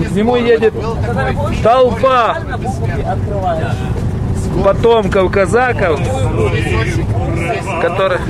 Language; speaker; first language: Russian; native; Russian